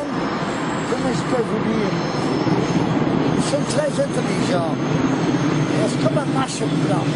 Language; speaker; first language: French; non-native, fluent; Dutch